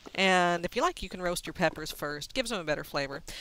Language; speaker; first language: English; native; English